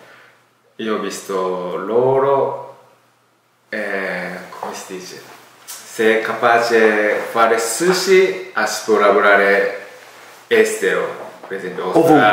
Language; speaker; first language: Italian; non-native, learner; Japanese